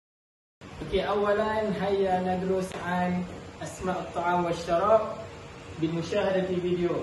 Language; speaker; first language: Arabic; non-native, learner; Malay